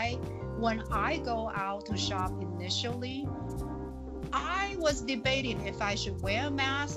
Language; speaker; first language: English; non-native, fluent; Chinese